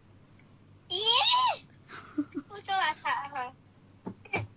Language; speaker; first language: Chinese; native; Chinese